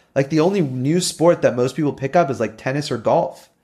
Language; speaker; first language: English; native; English